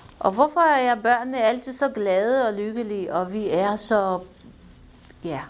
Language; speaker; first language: Danish; non-native, fluent; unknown